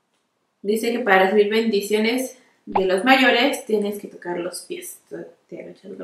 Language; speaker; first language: Spanish; native; Spanish